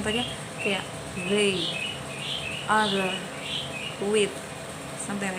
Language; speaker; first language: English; non-native, learner; Indonesian